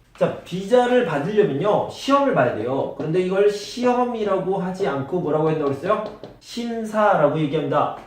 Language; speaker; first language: Korean; native; Korean